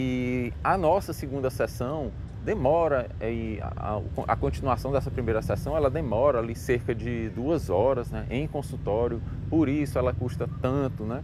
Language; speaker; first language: Portuguese; native; Portuguese